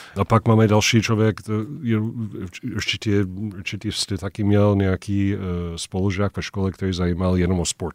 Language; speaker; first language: Czech; non-native, fluent; English